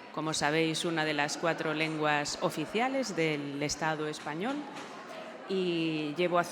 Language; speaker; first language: Spanish; non-native, local second language; Galician